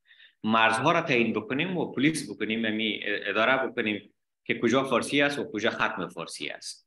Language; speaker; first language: Persian; native; Persian